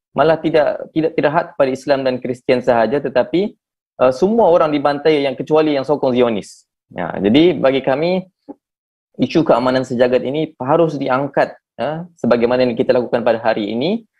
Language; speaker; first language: Malay; native; Malay